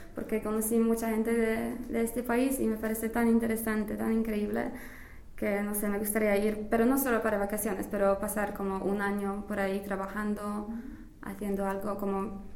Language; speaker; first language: Spanish; non-native, fluent; English